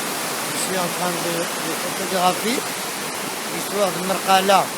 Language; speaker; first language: French; non-native, local second language; Arabic